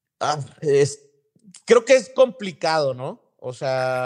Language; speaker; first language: Spanish; native; Spanish